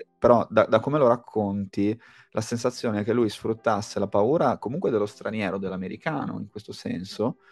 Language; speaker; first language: Italian; native; Italian